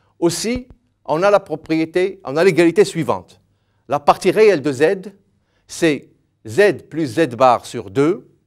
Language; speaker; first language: French; non-native, local second language; Arabic